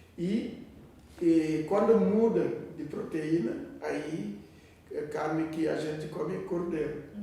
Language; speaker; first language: Portuguese; non-native, fluent; Wolof